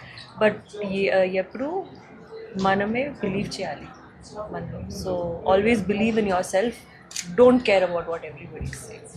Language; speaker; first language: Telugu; non-native, fluent; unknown